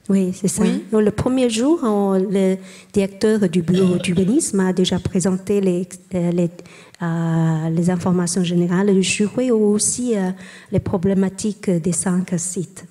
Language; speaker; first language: French; non-native, learner; Chinese